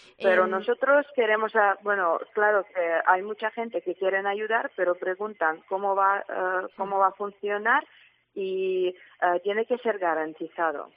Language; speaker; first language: Spanish; non-native, fluent; Ukrainian